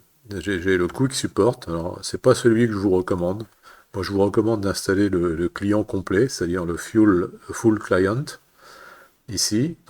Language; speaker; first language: French; native; French